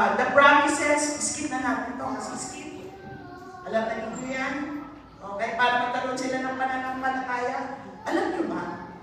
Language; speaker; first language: Filipino; non-native, local second language; Iloko